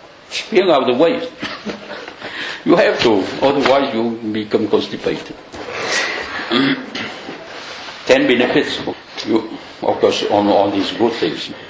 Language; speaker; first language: English; non-native, fluent; Vietnamese